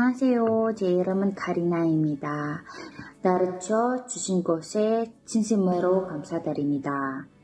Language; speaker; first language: Korean; non-native, learner; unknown